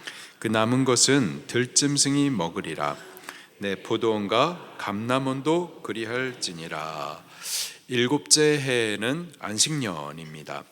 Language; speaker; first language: Korean; native; Korean